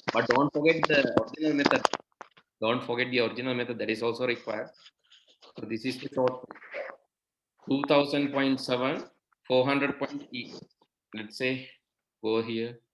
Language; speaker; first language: English; non-native, local second language; Sinhala